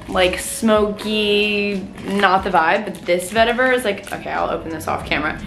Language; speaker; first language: English; native; English